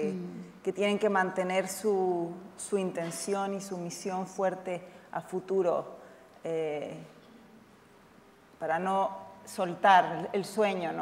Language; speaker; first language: Spanish; native; Spanish